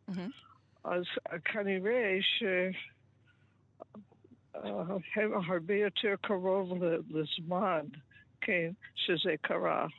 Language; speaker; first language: Hebrew; non-native, fluent; English